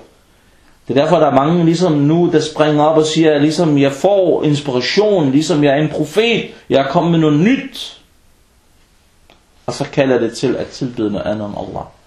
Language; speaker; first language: Danish; non-native, fluent; Arabic